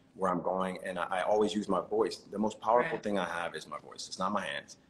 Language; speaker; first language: English; native; English